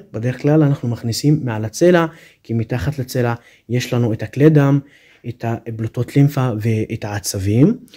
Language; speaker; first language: Hebrew; non-native, local second language; Arabic